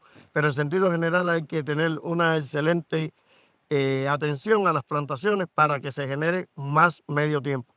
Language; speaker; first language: Spanish; native; Spanish